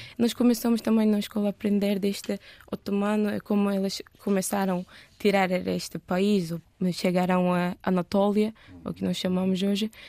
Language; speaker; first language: Portuguese; non-native, learner; Turkish